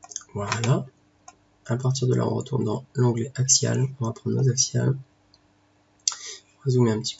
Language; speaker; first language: French; native; French